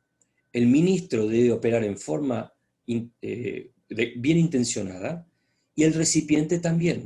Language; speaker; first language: Spanish; native; Spanish